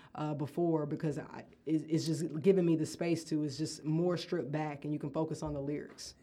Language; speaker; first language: English; native; English